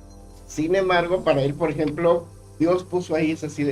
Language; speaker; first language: Spanish; native; Spanish